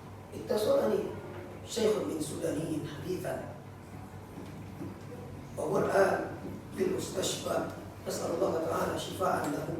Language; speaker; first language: Arabic; non-native, learner; Indonesian